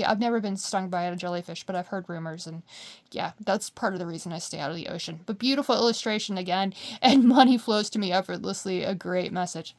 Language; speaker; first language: English; native; English